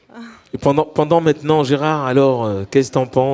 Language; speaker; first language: French; native; French